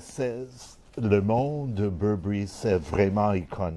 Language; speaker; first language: French; non-native, learner; English